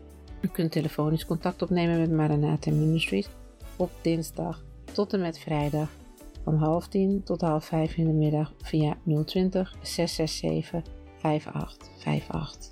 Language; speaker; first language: Dutch; native; Dutch